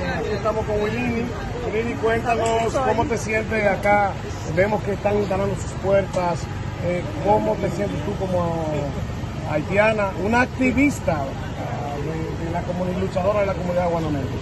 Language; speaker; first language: Spanish; native; Spanish